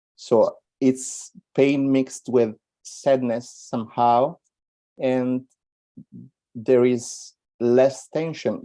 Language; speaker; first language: English; non-native, fluent; Italian